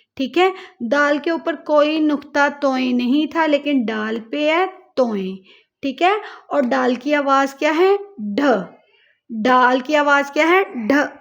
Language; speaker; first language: Hindi; native; Hindi